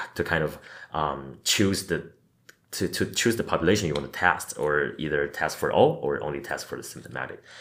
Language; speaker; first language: English; non-native, fluent; Chinese